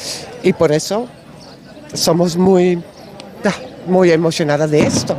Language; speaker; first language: Spanish; non-native, learner; Dutch